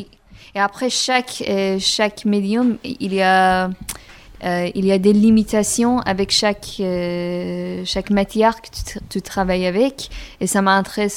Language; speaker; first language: French; non-native, fluent; Persian